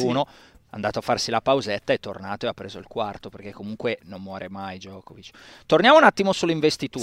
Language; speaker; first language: Italian; native; Italian